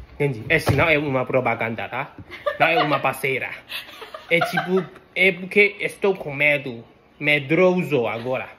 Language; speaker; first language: Portuguese; non-native, learner; Malay